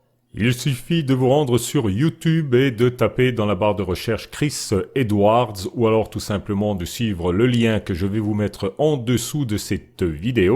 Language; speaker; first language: French; native; French